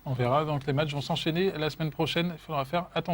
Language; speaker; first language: French; native; French